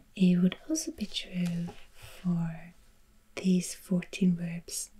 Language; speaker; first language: English; non-native, fluent; German